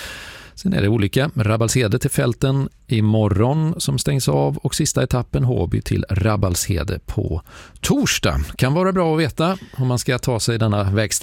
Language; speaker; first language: Swedish; native; Swedish